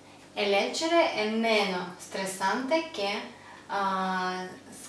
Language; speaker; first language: Italian; non-native, learner; English